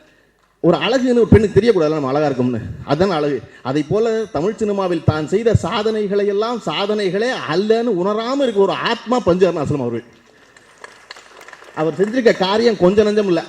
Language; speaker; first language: Tamil; native; Tamil